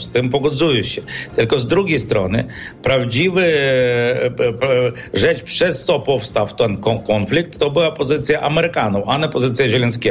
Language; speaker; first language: Polish; non-native, fluent; Ukrainian